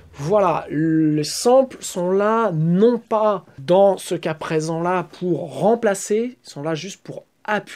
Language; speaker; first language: French; native; French